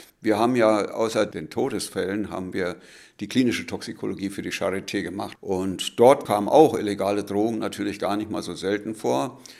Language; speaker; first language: German; native; German